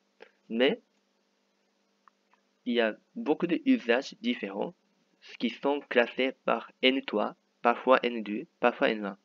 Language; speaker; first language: French; non-native, fluent; Japanese